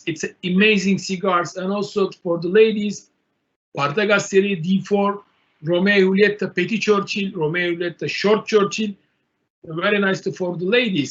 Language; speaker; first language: English; non-native, learner; Turkish